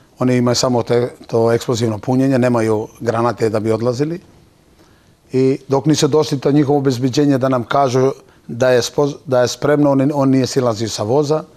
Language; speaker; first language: Bosnian; non-native, local second language; Turkish